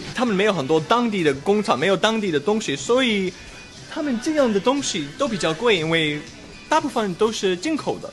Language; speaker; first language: Chinese; non-native, fluent; English